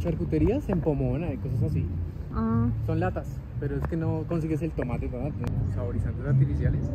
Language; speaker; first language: Spanish; native; Spanish